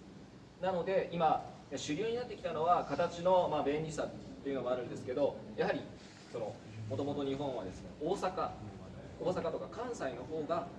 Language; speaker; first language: Japanese; native; Japanese